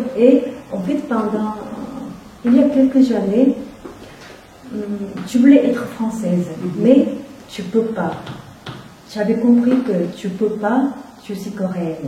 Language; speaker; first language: French; non-native, fluent; Korean